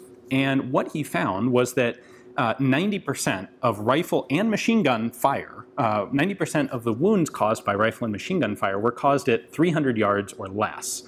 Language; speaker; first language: English; native; English